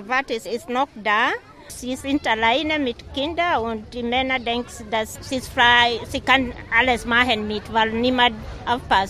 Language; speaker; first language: German; non-native, learner; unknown